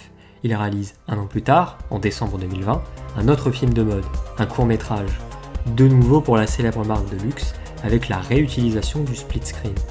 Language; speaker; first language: French; native; French